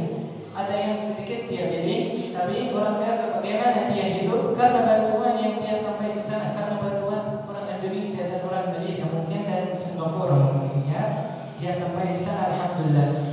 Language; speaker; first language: Indonesian; non-native, learner; Arabic